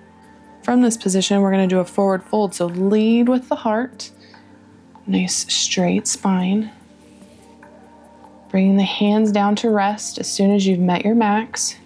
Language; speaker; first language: English; native; English